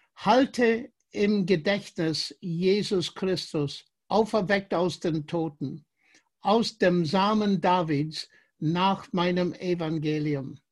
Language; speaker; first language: German; non-native, fluent; English